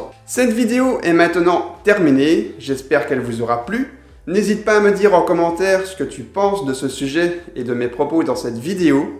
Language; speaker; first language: French; native; French